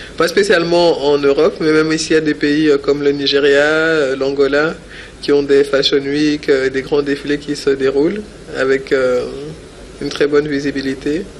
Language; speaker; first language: French; native; French